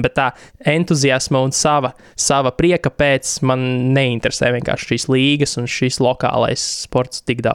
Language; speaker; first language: Latvian; native; Latvian